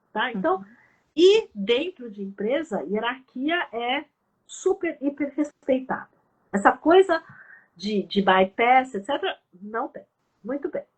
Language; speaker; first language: Portuguese; early bilingual, other home language; Chinese